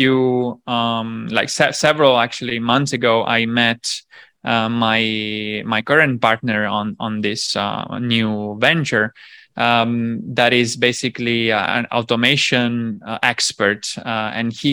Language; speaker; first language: English; non-native, fluent; Italian